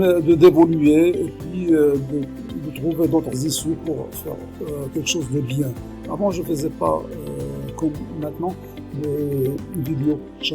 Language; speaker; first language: French; non-native, local second language; Arabic